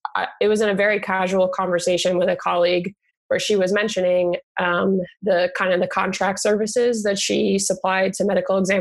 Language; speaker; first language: English; native; English